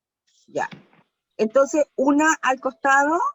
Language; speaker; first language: Spanish; native; Spanish